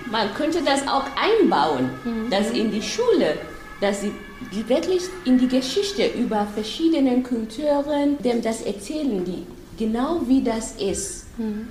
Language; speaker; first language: German; non-native, fluent; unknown